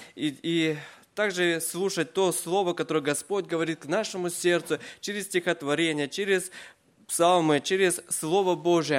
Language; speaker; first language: Russian; native; Russian